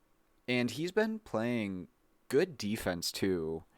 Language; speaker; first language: English; native; English